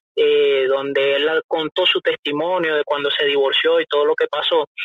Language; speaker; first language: Spanish; native; Spanish